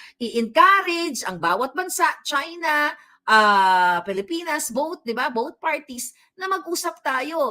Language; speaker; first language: Filipino; non-native, local second language; Cebuano